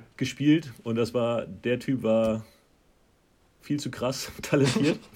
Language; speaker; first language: German; native; German